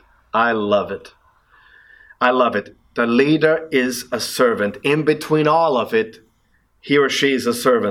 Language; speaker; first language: English; non-native, fluent; German